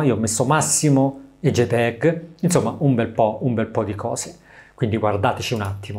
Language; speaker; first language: Italian; native; Italian